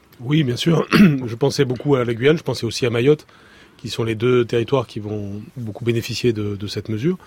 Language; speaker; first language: French; native; French